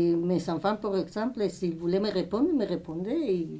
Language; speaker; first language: French; non-native, fluent; Spanish